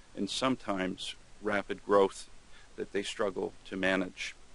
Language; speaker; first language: English; native; English